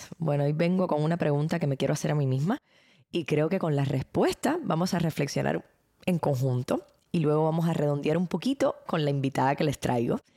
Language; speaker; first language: Spanish; native; Spanish